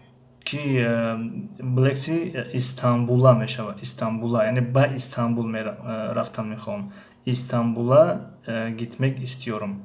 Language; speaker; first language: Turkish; non-native, fluent; Tajik